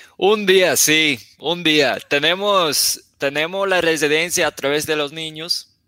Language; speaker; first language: Spanish; non-native, fluent; English